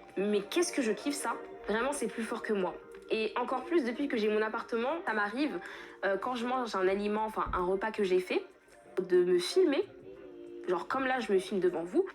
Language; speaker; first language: French; early bilingual, other home language; Fula